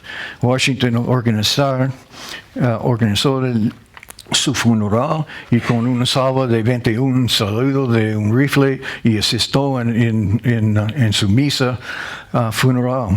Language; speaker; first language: Spanish; non-native, learner; English